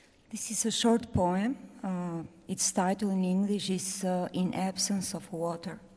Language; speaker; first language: English; non-native, fluent; Albanian